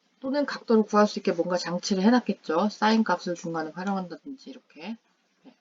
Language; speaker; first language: Korean; non-native, fluent; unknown